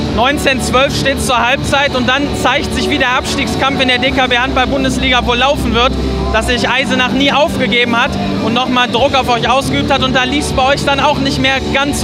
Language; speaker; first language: German; native; German